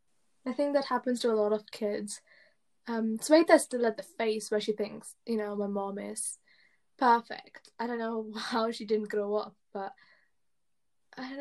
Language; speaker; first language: English; early bilingual, other home language; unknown